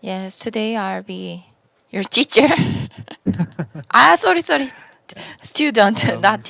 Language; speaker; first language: English; non-native, learner; Korean